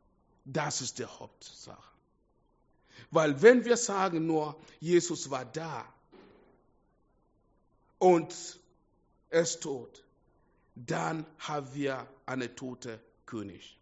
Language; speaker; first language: German; non-native, fluent; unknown